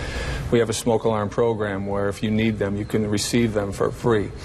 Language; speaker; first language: English; native; English